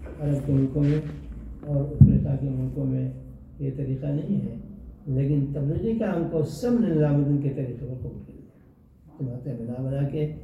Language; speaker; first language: Urdu; native; Urdu